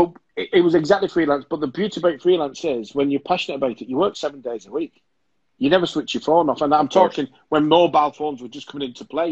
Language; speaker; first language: English; native; English